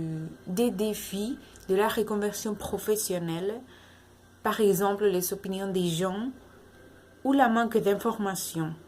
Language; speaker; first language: French; non-native, learner; Spanish